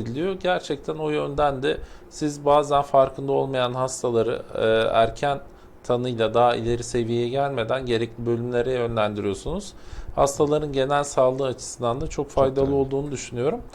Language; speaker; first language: Turkish; native; Turkish